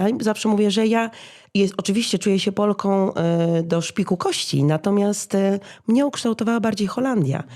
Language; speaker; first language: Polish; native; Polish